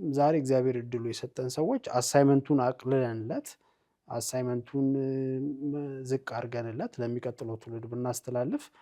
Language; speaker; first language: Amharic; native; Amharic